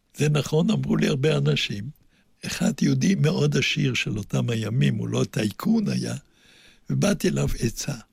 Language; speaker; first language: Hebrew; non-native, fluent; German